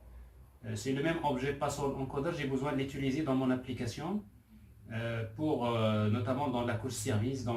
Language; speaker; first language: French; non-native, local second language; Arabic